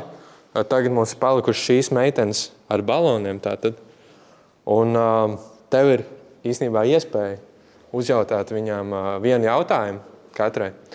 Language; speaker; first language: Latvian; native; Latvian